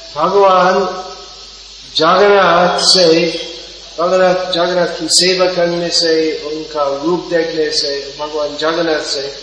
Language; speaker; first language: Hindi; non-native, fluent; English